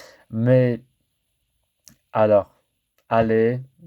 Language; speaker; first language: French; non-native, learner; English